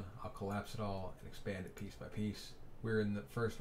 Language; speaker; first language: English; native; English